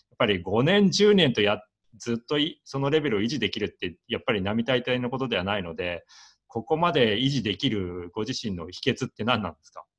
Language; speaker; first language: Japanese; native; Japanese